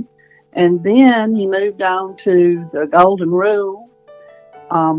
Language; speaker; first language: English; native; English